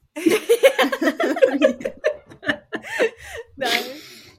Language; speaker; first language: English; native; English